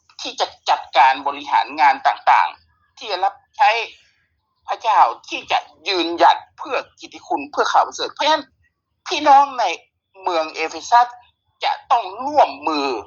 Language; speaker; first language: Thai; native; Thai